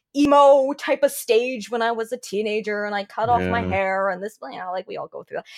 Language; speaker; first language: English; native; English